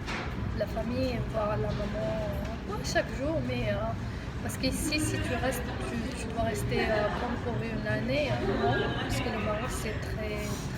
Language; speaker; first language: French; non-native, local second language; Arabic